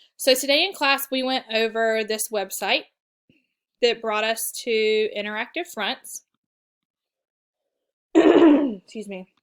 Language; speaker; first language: English; native; English